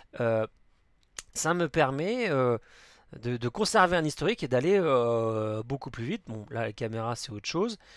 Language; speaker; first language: French; native; French